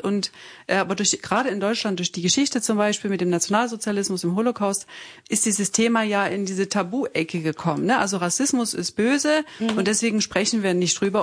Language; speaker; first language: German; native; German